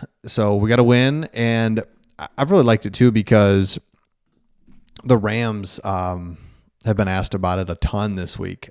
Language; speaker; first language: English; native; English